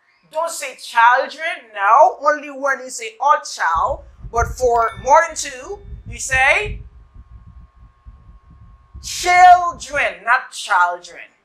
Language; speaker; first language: English; non-native, fluent; Haitian Creole